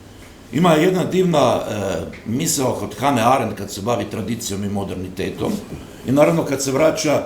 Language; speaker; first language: Croatian; native; Croatian